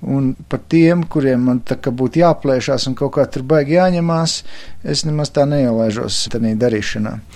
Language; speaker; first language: Latvian; native; Latvian